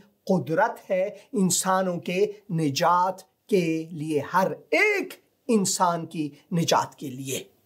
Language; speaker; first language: Hindi; non-native, fluent; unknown